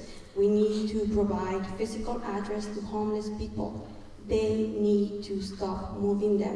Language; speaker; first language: English; non-native, fluent; Spanish